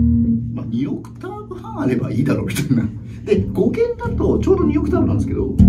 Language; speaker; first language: Japanese; native; Japanese